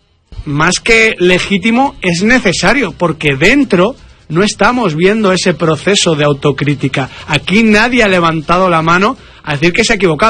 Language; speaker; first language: Spanish; native; Spanish